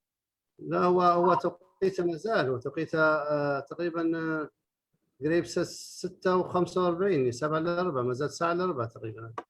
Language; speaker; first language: Arabic; native; Arabic